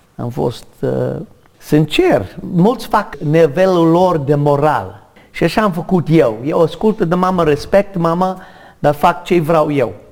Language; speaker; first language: Romanian; non-native, fluent; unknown